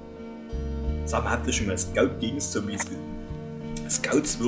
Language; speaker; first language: German; native; German